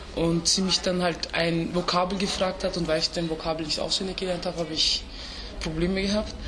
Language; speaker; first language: German; early bilingual, other home language; Turkish